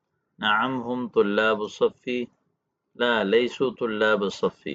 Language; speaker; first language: Arabic; non-native, fluent; Urdu